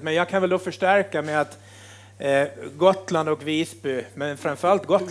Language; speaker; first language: Swedish; native; Swedish